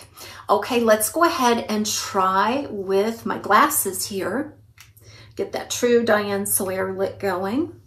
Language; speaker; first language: English; native; English